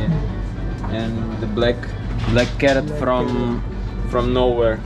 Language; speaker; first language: English; non-native, learner; Russian